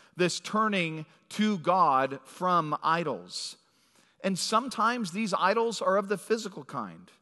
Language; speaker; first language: English; native; English